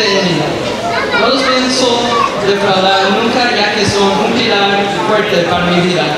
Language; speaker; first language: Spanish; early bilingual, other home language; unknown